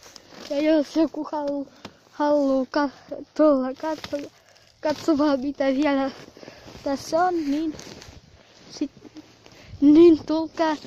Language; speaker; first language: Finnish; early bilingual, other home language; Russian